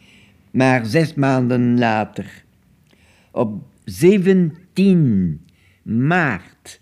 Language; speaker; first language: Dutch; non-native, local second language; French